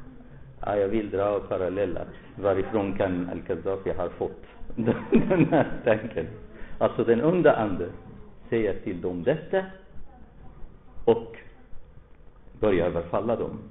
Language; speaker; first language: Swedish; non-native, fluent; Arabic